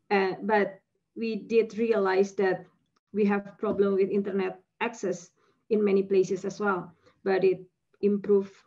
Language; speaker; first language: English; non-native, fluent; Indonesian